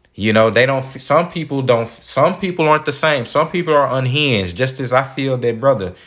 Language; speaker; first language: English; native; English